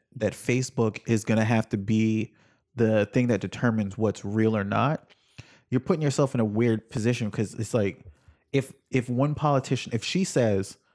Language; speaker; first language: English; native; English